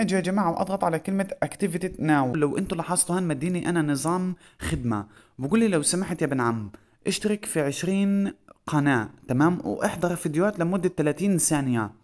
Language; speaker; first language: Arabic; native; Arabic